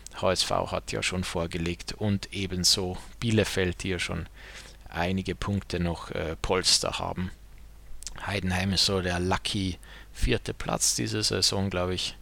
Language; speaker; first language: German; native; German